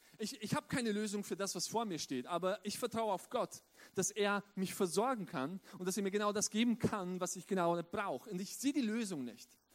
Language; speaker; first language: German; early bilingual, other home language; Romanian